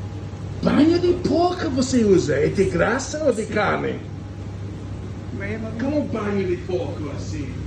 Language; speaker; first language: Portuguese; non-native, learner; English